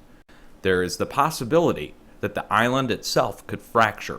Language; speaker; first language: English; native; English